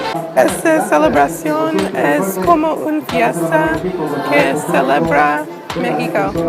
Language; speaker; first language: Spanish; non-native, learner; English